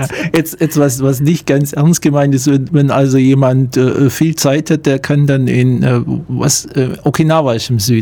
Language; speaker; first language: German; native; German